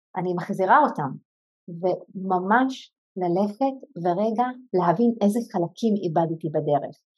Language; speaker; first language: Hebrew; non-native, local second language; Arabic